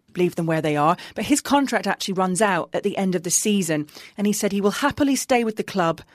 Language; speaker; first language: English; native; English